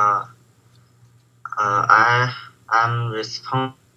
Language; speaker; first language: English; non-native, learner; Chinese